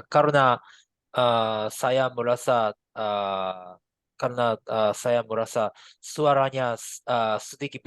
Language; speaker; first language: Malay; non-native, learner; Japanese